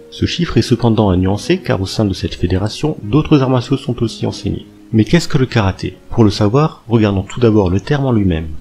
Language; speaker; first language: French; native; French